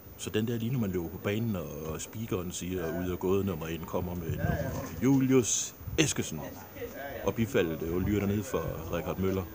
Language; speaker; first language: Danish; native; Danish